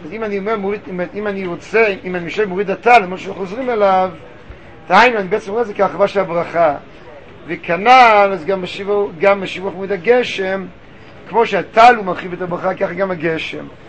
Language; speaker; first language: Hebrew; native; Hebrew